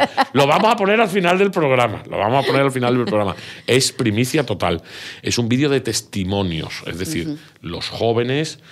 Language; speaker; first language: Spanish; native; Spanish